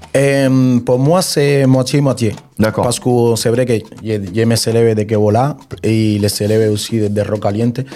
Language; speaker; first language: French; non-native, fluent; Spanish